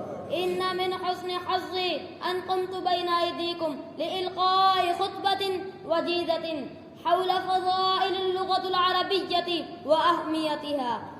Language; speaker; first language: Arabic; non-native, learner; Urdu